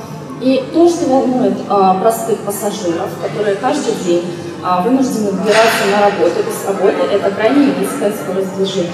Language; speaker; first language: Russian; native; Russian